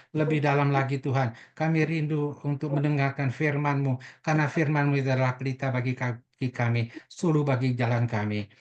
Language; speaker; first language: Indonesian; native; Indonesian